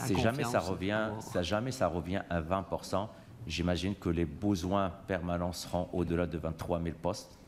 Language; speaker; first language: French; native; French